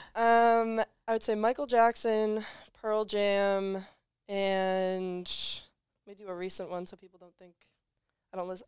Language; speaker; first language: English; native; English